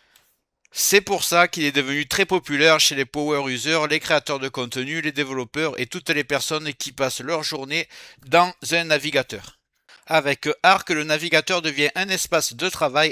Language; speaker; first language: French; native; French